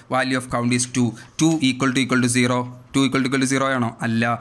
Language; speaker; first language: English; non-native, local second language; Malayalam